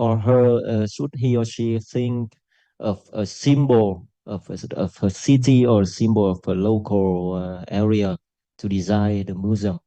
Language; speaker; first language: English; non-native, local second language; Vietnamese